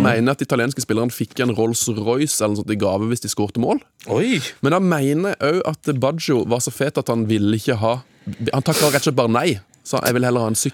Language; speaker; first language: Norwegian; native; Norwegian